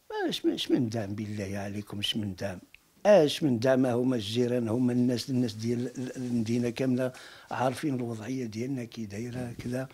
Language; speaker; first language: Arabic; non-native, local second language; Riffian